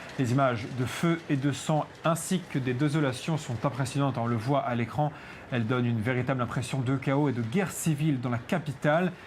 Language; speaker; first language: French; native; French